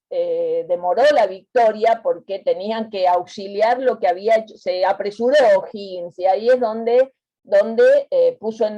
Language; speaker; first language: Spanish; native; Spanish